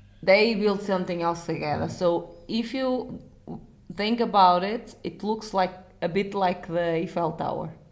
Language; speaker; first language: English; non-native, fluent; Portuguese